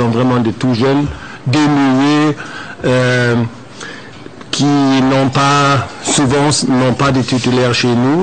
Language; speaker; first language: French; non-native, fluent; German